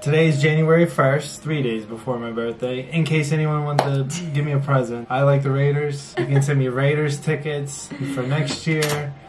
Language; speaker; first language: English; native; English